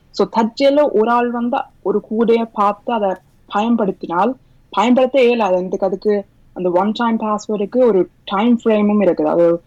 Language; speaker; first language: Tamil; early bilingual, heritage; Tamil